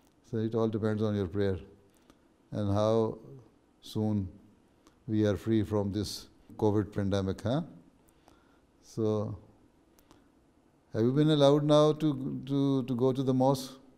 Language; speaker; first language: English; non-native, local second language; Urdu